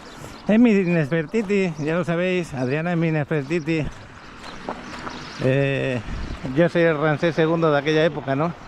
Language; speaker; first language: Spanish; native; Spanish